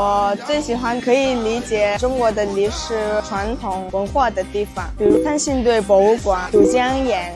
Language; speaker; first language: Chinese; non-native, fluent; Mongolian